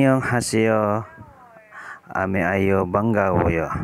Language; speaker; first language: Korean; non-native, learner; Indonesian